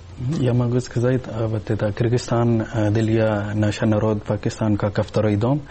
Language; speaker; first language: Russian; non-native, learner; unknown